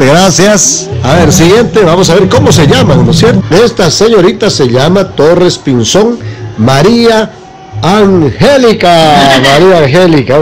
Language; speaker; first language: Spanish; native; Spanish